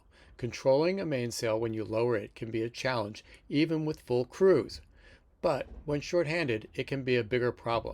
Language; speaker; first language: English; native; English